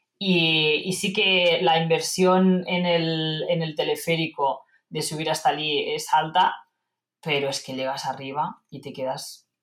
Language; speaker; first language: Spanish; non-native, local second language; Catalan